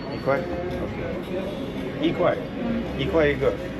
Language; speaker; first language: Chinese; non-native, learner; English